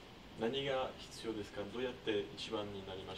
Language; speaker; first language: Japanese; non-native, learner; French